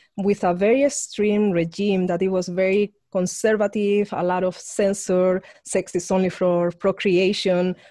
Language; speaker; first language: English; non-native, fluent; Spanish